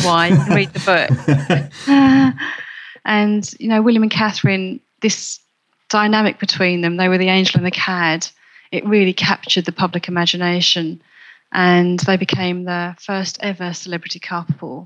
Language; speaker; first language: English; native; English